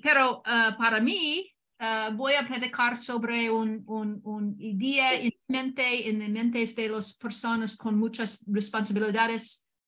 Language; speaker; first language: Spanish; non-native, learner; English